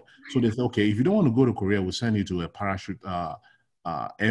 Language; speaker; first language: English; non-native, local second language; Yoruba